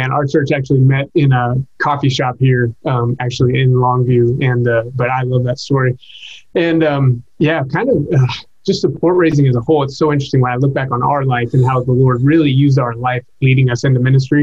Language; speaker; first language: English; native; English